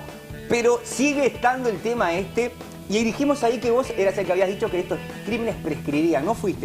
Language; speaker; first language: Spanish; native; Spanish